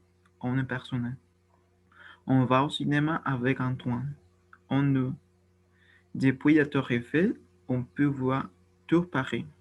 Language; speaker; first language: French; non-native, learner; Spanish